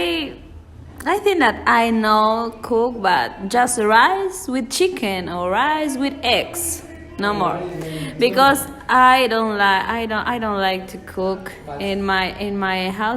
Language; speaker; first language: English; non-native, learner; Spanish